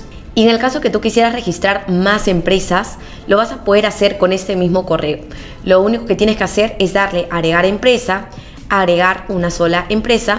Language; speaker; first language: Spanish; native; Spanish